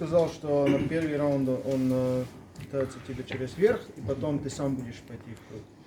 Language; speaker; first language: Russian; non-native, learner; Georgian